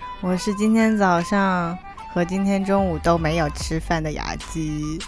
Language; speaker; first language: Chinese; native; Chinese